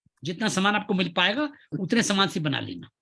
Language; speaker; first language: Hindi; native; Hindi